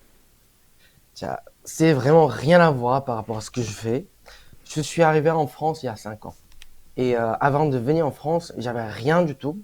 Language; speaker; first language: French; non-native, fluent; Korean